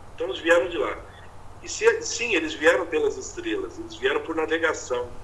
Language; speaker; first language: Portuguese; native; Portuguese